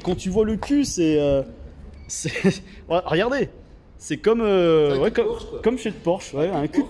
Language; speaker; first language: French; native; French